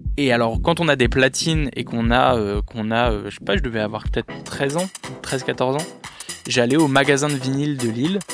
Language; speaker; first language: French; native; French